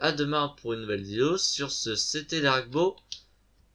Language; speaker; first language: French; native; French